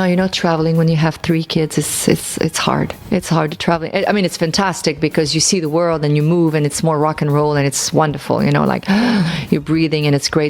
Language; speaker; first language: English; non-native, local second language; French